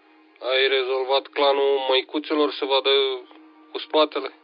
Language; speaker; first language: Romanian; native; Romanian